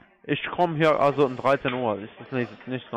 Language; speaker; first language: German; non-native, fluent; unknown